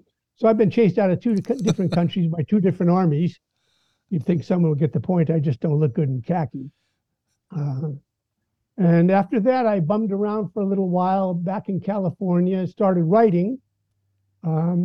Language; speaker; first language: English; native; English